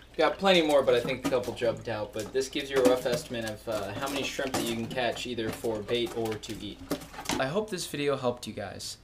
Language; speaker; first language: English; native; English